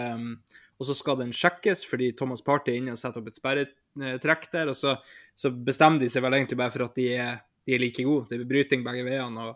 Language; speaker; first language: Norwegian; native; Norwegian